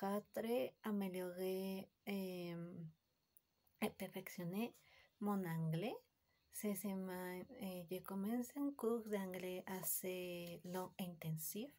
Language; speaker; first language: French; non-native, learner; Spanish